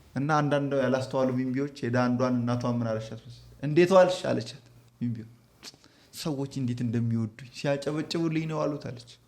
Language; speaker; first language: Amharic; native; Amharic